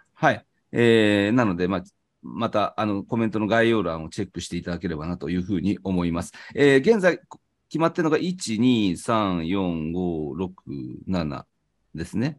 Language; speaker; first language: Japanese; native; Japanese